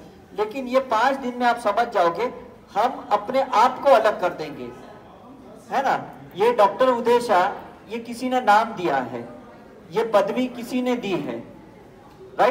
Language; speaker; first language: Hindi; native; Hindi